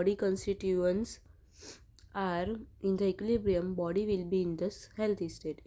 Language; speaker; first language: English; non-native, local second language; Gujarati